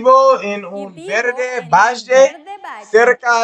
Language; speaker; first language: Spanish; non-native, learner; English